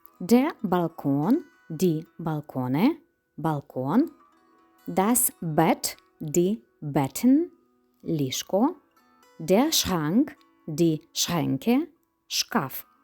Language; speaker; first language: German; non-native, fluent; Ukrainian